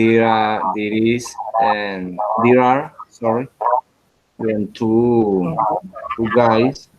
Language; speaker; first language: English; non-native, learner; Spanish